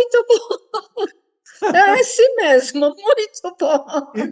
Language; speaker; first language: Portuguese; non-native, fluent; Persian